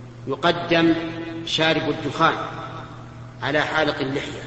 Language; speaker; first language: Arabic; native; Arabic